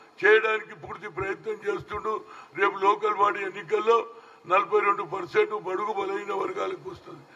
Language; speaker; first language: Telugu; native; Telugu